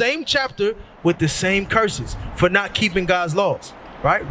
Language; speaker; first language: English; native; English